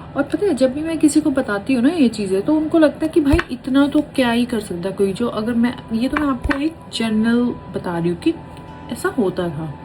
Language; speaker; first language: Hindi; non-native, local second language; Punjabi